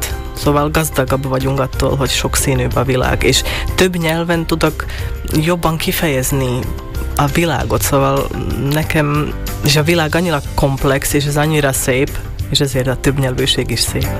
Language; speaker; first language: Hungarian; non-native, local second language; Slovak